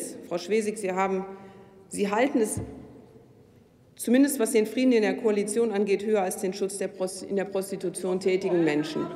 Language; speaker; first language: German; native; German